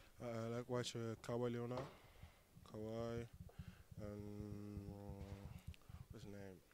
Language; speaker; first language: English; non-native, learner; French